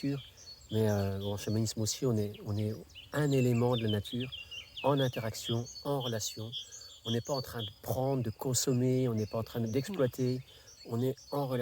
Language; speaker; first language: French; native; French